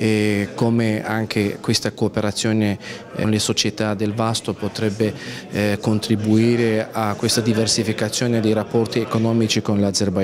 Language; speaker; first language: Italian; non-native, fluent; Azerbaijani